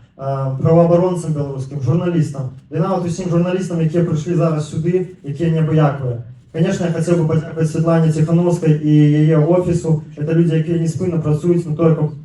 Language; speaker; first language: Belarusian; non-native, local second language; Russian